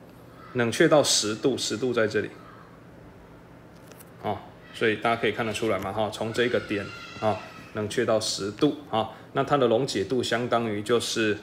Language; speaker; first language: Chinese; native; Chinese